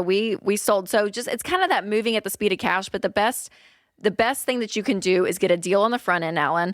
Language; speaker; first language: English; native; English